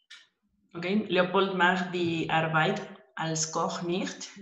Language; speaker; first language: German; non-native, learner; Spanish